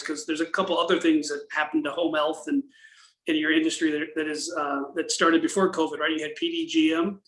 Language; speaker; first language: English; native; English